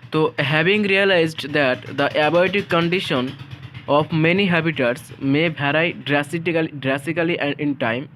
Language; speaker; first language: English; non-native, local second language; Bangla